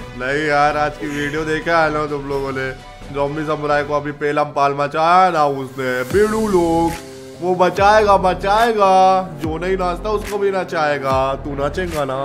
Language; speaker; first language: Hindi; native; Hindi